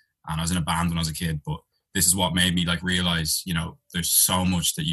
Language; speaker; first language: English; native; English